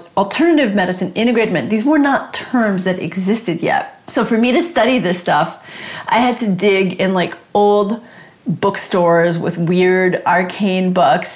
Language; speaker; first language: English; native; English